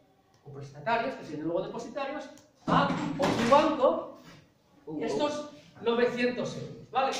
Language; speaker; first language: Spanish; native; Spanish